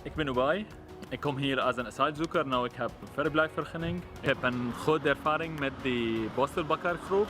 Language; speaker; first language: Dutch; non-native, learner; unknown